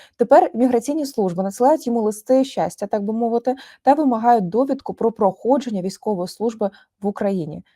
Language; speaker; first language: Ukrainian; native; Ukrainian